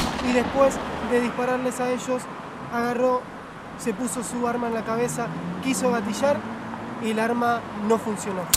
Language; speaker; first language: Spanish; native; Spanish